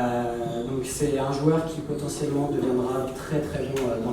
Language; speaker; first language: French; native; French